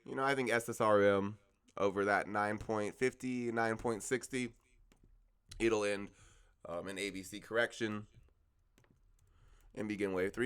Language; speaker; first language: English; native; English